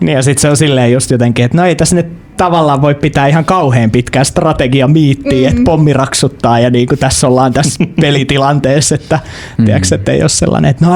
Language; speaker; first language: Finnish; native; Finnish